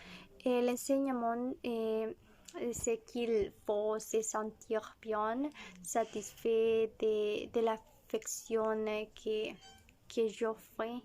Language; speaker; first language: French; non-native, learner; Spanish